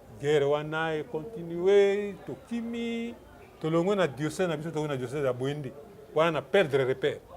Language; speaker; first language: Lingala; native; Lingala